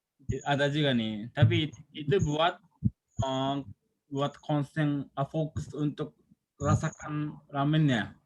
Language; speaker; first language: Indonesian; non-native, fluent; Japanese